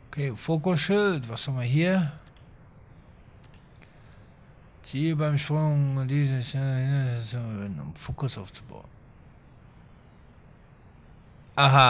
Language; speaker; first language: German; native; German